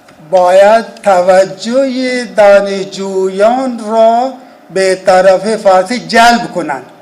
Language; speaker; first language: Persian; non-native, fluent; Urdu